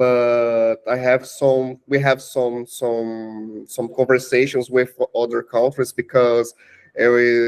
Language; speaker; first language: English; non-native, learner; Portuguese